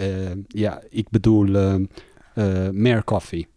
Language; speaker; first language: Dutch; non-native, learner; Italian